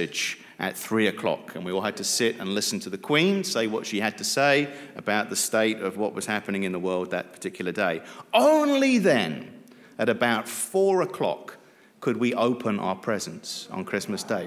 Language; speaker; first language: English; native; English